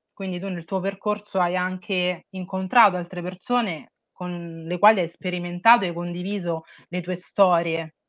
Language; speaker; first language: Italian; native; Italian